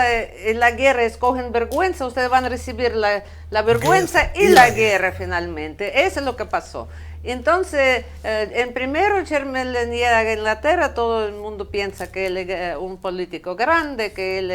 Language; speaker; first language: Spanish; non-native, fluent; Russian